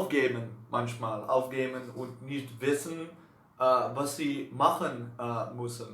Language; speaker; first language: German; non-native, learner; Dutch